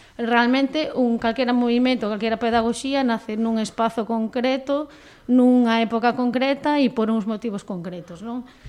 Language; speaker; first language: Galician; native; Galician